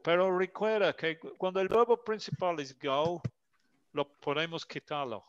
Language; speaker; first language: Spanish; non-native, fluent; English